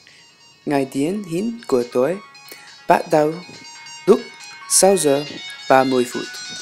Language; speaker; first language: Vietnamese; non-native, learner; English